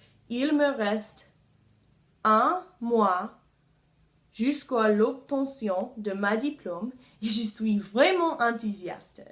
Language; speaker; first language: French; non-native, learner; English